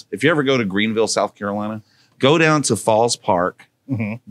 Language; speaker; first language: English; native; English